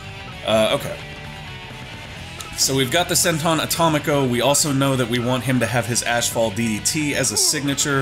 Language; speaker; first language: English; native; English